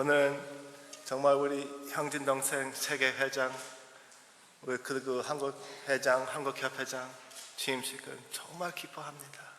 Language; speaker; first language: Korean; early bilingual, heritage; Korean